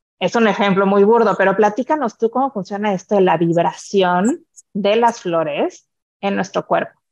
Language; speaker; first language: Spanish; native; Spanish